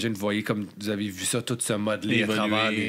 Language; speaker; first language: French; native; French